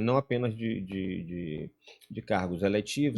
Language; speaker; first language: Portuguese; native; Portuguese